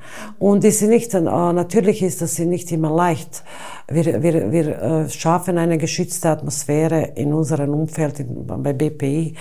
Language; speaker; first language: German; non-native, fluent; Bosnian